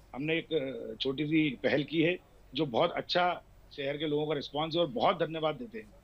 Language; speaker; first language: Hindi; native; Hindi